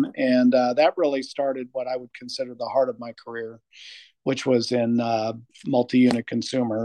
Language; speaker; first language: English; native; English